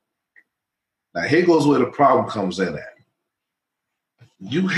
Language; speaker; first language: English; native; English